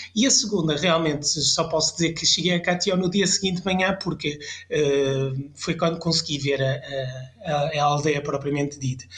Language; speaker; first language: Portuguese; early bilingual, other home language; French